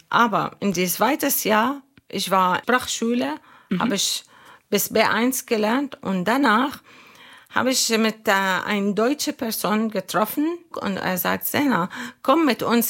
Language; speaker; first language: German; non-native, learner; Arabic